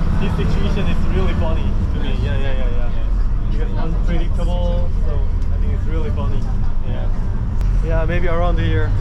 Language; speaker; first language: English; non-native, learner; Korean